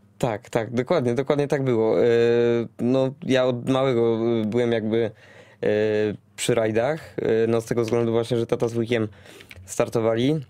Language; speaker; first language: Polish; native; Polish